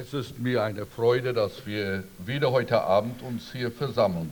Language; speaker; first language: German; early bilingual, heritage; German